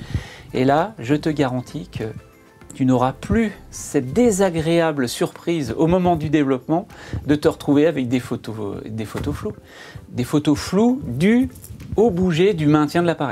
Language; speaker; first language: French; native; French